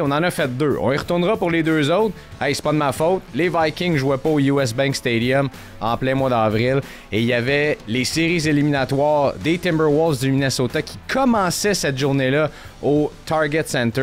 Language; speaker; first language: French; native; French